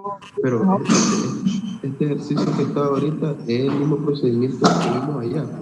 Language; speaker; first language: Spanish; native; Spanish